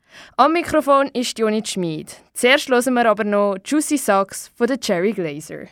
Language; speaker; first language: German; native; German